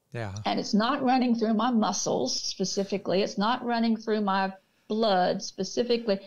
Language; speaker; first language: English; native; English